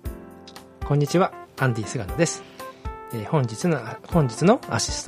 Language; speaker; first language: Japanese; native; Japanese